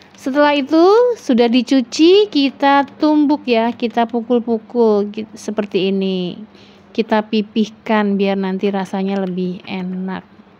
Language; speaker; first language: Indonesian; non-native, local second language; Javanese